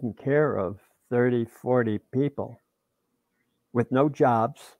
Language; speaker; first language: English; native; English